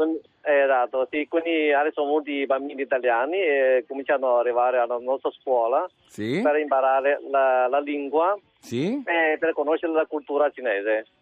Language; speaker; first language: Italian; non-native, fluent; Chinese